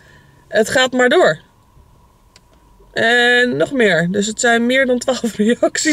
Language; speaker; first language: Dutch; native; Dutch